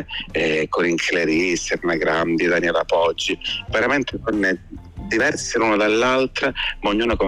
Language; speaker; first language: Italian; native; Italian